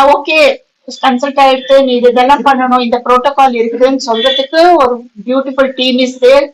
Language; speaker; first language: Tamil; native; Tamil